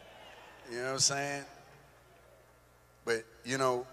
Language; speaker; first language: English; native; English